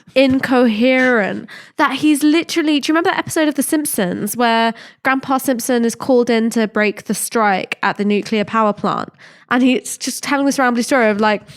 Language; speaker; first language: English; native; English